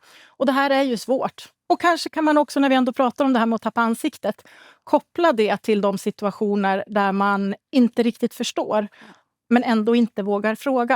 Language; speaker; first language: Swedish; native; Swedish